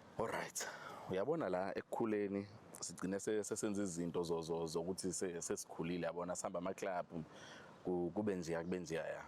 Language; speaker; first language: Zulu; native; Zulu